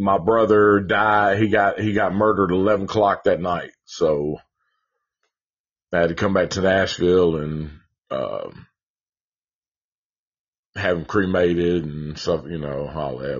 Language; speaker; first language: English; native; English